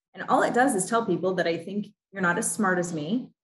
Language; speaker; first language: English; native; English